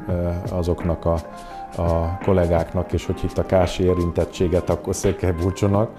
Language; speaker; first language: Hungarian; native; Hungarian